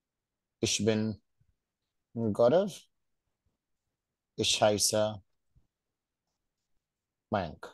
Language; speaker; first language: German; non-native, fluent; Hindi